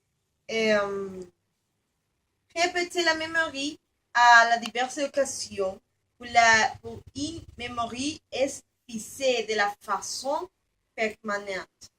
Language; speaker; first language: French; non-native, learner; Spanish